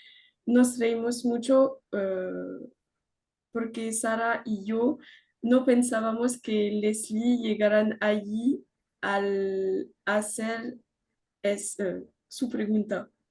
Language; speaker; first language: Spanish; non-native, learner; French